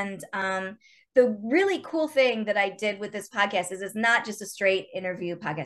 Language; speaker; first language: English; native; English